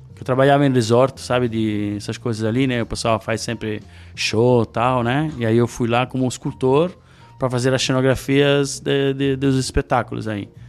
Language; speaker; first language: Portuguese; non-native, fluent; Italian